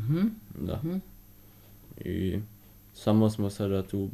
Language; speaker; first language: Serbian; early bilingual, heritage; Serbian